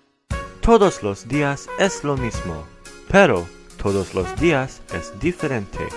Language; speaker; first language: Spanish; non-native, learner; English